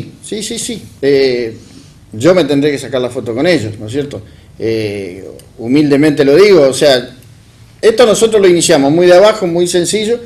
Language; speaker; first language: Spanish; native; Spanish